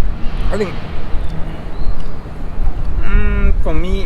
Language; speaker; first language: English; non-native, fluent; Thai